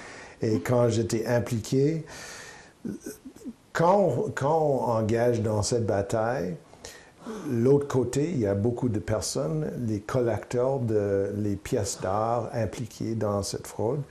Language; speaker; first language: French; non-native, local second language; English